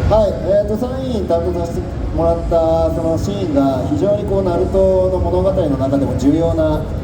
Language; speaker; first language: Japanese; native; Japanese